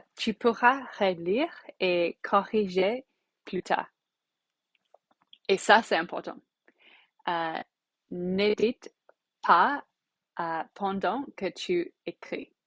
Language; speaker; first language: French; non-native, learner; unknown